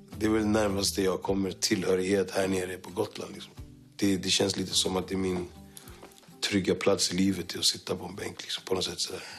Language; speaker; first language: Swedish; native; Swedish